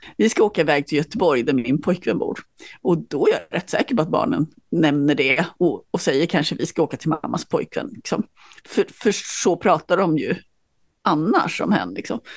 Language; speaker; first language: Swedish; native; Swedish